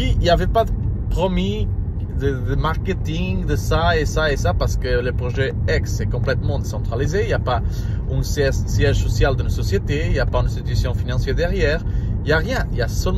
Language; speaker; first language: French; non-native, learner; Portuguese